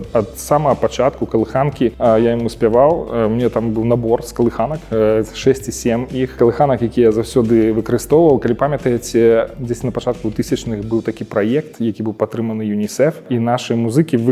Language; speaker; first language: Belarusian; native; Belarusian